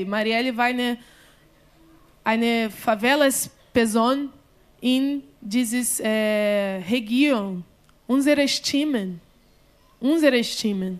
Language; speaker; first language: German; non-native, learner; Portuguese